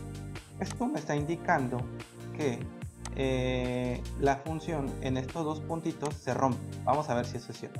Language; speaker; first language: Spanish; native; Spanish